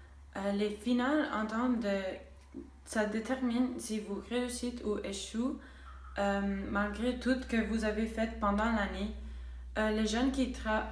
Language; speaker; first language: French; non-native, local second language; English